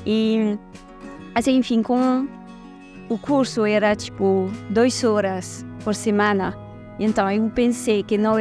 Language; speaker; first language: Portuguese; non-native, fluent; French